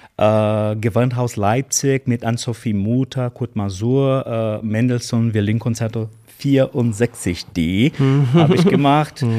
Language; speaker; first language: German; non-native, fluent; Portuguese